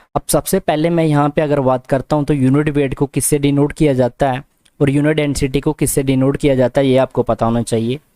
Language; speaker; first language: Hindi; non-native, local second language; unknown